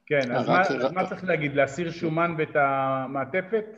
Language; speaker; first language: Hebrew; native; Hebrew